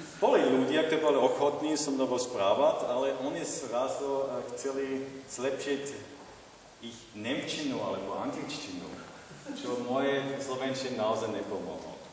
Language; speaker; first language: Slovak; non-native, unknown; German